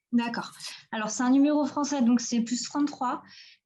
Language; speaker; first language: French; non-native, fluent; Spanish